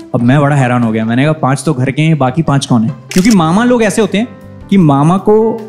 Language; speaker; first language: Hindi; native; Hindi